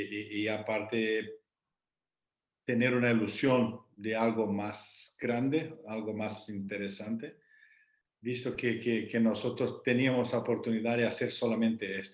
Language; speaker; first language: Spanish; non-native, fluent; Portuguese